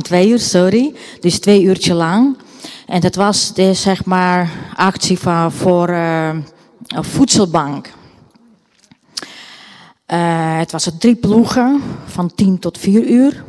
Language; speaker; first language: Dutch; non-native, fluent; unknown